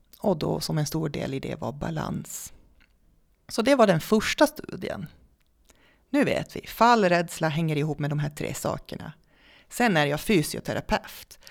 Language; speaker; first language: Swedish; non-native, fluent; Dutch